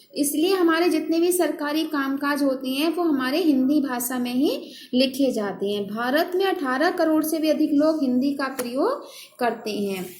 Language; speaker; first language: Hindi; native; Hindi